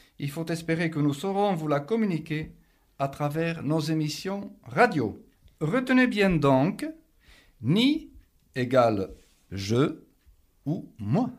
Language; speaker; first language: French; native; French